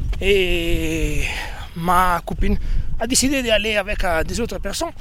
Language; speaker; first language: French; non-native, learner; Italian